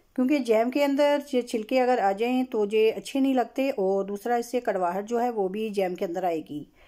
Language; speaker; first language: Urdu; native; Urdu